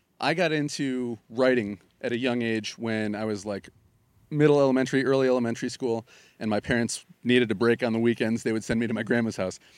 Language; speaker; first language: English; native; English